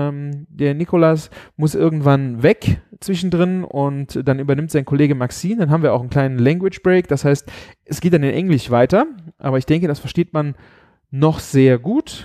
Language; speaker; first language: German; native; German